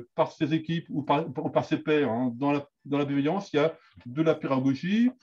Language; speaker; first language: French; native; French